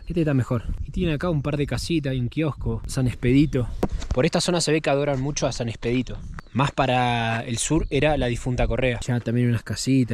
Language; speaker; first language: Spanish; native; Spanish